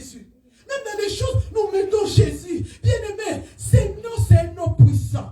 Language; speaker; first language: French; non-native, local second language; Lingala